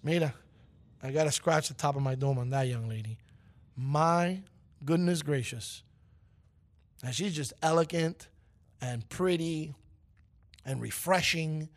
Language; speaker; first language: English; early bilingual, other home language; Spanish